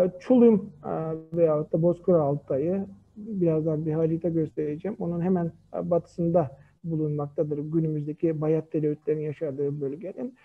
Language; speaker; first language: Turkish; non-native, fluent; Kyrgyz